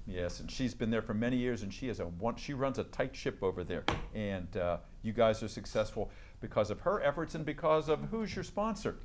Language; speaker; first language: English; native; English